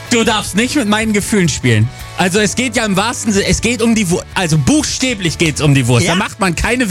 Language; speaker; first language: German; native; German